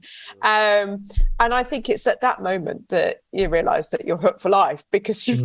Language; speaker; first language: English; native; English